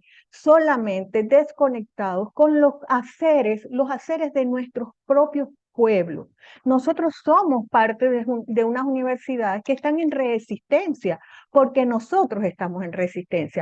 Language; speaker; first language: Spanish; native; Spanish